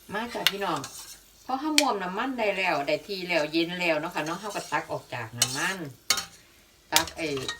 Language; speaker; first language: Thai; non-native, local second language; Northeastern Thai